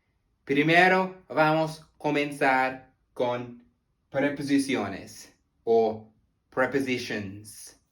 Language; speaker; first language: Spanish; non-native, learner; English